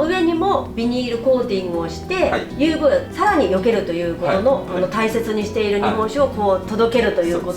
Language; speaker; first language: Japanese; native; Japanese